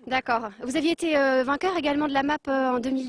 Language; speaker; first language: French; native; French